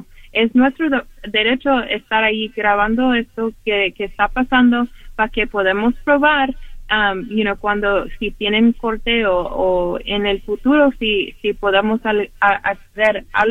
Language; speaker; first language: Spanish; early bilingual, heritage; Spanish